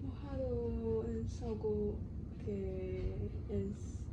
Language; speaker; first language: Spanish; non-native, learner; Cantonese